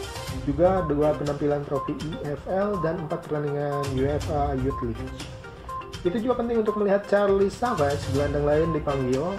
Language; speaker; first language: Indonesian; native; Indonesian